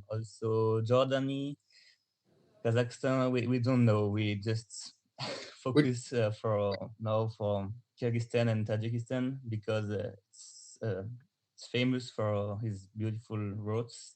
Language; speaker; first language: English; non-native, learner; French